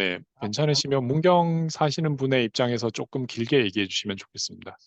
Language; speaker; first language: Korean; native; Korean